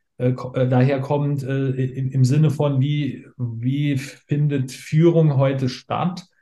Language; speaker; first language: German; native; German